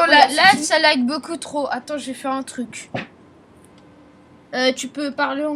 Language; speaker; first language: French; native; French